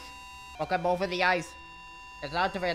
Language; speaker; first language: English; native; English